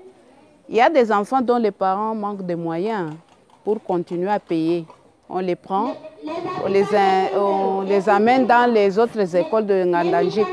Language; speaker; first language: French; non-native, local second language; Luba-Lulua